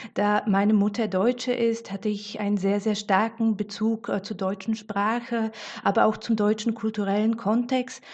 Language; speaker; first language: German; non-native, fluent; Slovak